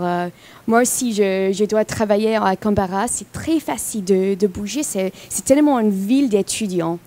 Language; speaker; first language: French; non-native, fluent; English